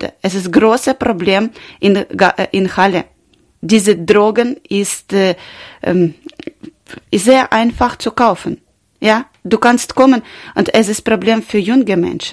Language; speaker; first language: German; non-native, learner; Ukrainian